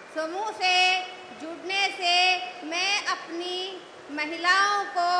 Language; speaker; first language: Hindi; native; Hindi